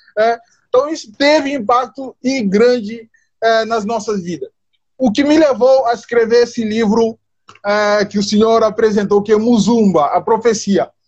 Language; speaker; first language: Portuguese; non-native, local second language; Upper Guinea Crioulo